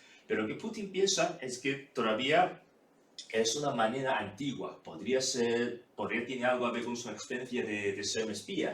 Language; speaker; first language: Spanish; non-native, fluent; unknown